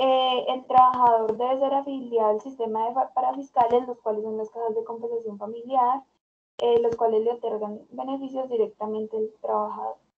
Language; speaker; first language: Spanish; native; Spanish